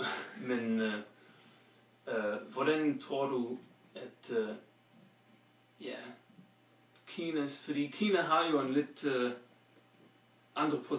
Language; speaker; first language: Danish; non-native, fluent; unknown